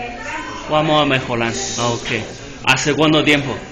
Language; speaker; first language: Spanish; non-native, learner; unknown